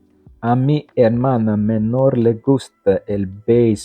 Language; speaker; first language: Spanish; non-native, learner; English